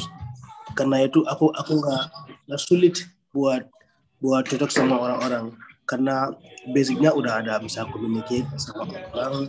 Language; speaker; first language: Indonesian; non-native, learner; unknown